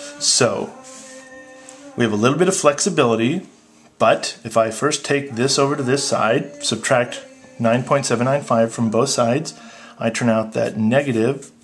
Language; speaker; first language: English; native; English